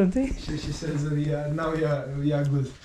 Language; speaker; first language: English; non-native, learner; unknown